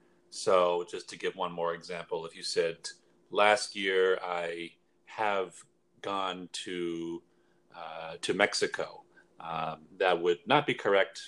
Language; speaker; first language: English; native; English